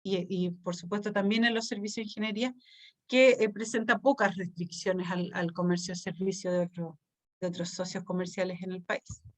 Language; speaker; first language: Spanish; native; Spanish